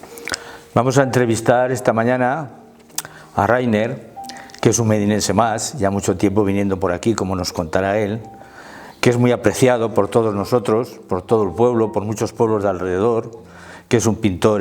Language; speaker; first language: Spanish; native; Spanish